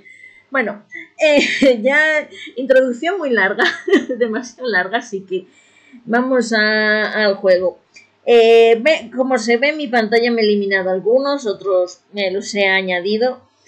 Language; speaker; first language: Spanish; native; Spanish